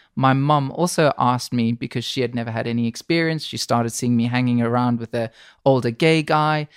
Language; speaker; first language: English; native; English